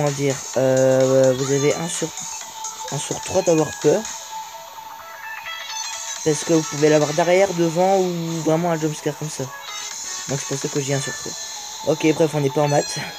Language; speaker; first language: French; native; French